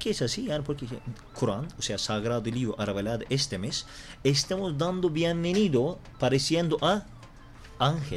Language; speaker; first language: Spanish; non-native, learner; Turkish